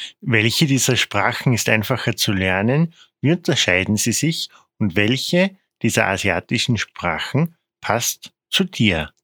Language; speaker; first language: German; non-native, fluent; Korean